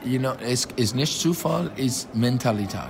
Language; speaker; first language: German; non-native, fluent; English